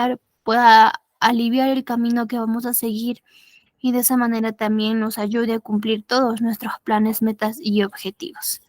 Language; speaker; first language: Spanish; native; Spanish